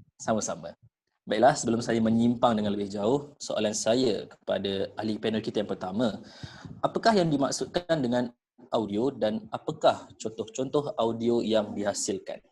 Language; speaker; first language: Malay; native; Malay